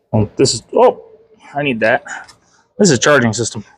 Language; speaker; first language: English; native; English